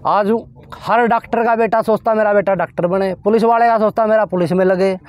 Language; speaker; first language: Hindi; native; Hindi